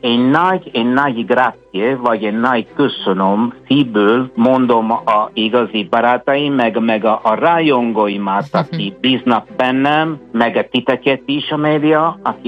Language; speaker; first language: Hungarian; non-native, fluent; Italian